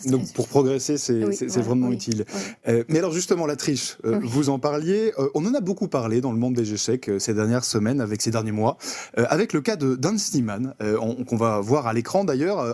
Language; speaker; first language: French; native; French